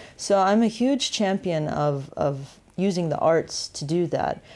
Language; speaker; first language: English; native; English